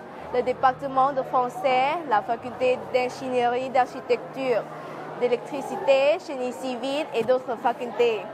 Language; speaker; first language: French; non-native, fluent; Lao